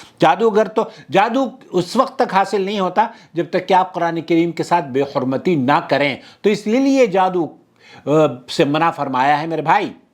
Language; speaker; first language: Urdu; native; Urdu